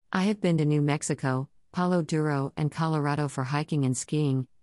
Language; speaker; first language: English; native; English